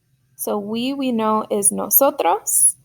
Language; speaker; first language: Spanish; non-native, fluent; English